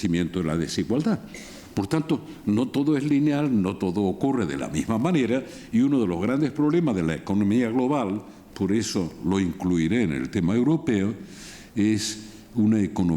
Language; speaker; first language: Spanish; native; Spanish